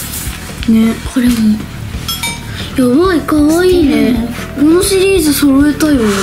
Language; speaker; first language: Japanese; native; Japanese